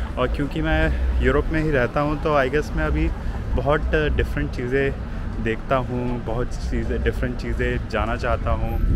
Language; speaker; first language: Hindi; native; Hindi